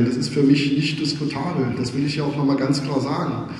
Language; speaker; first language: German; native; German